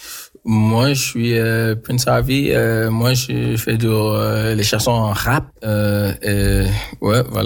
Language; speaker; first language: French; non-native, learner; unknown